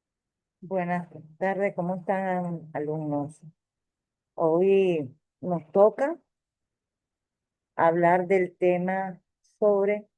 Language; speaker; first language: Spanish; native; Spanish